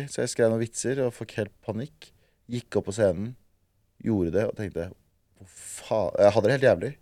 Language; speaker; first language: Norwegian; early bilingual, other home language; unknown